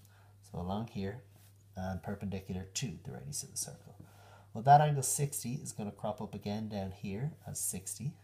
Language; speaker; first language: English; native; English